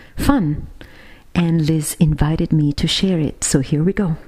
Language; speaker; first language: English; non-native, fluent; Italian